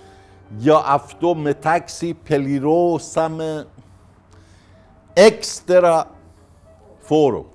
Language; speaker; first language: Greek; non-native, learner; Persian